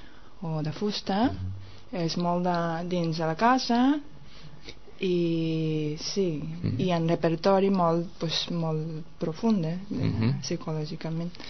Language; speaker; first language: Catalan; non-native, fluent; Japanese